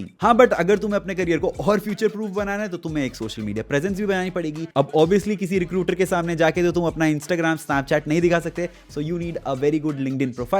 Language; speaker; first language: Hindi; native; Hindi